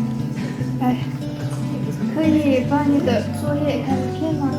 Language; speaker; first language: Chinese; non-native, learner; Indonesian